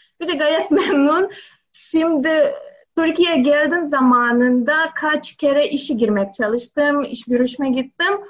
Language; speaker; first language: Turkish; non-native, learner; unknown